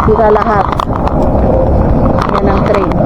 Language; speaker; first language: Filipino; native; Filipino